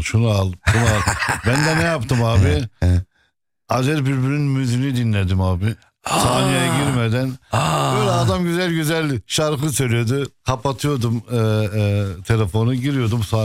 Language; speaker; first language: Turkish; non-native, fluent; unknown